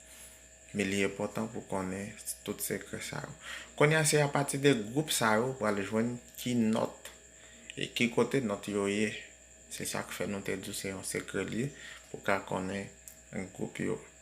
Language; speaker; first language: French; non-native, learner; Haitian Creole